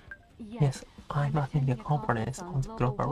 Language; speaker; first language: English; non-native, learner; Japanese